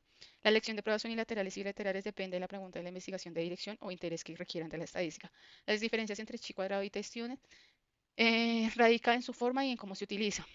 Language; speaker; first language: Spanish; native; Spanish